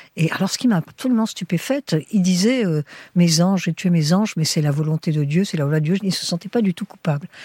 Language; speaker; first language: French; early bilingual, heritage; French